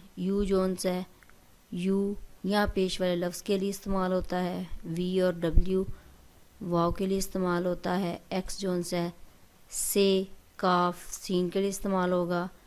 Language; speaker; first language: Urdu; native; Urdu